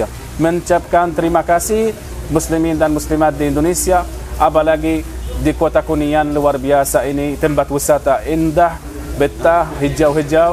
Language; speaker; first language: Indonesian; non-native, fluent; Arabic